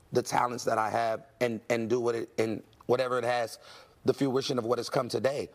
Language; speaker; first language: English; native; English